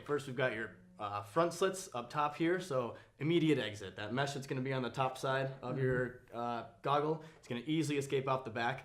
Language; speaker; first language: English; native; English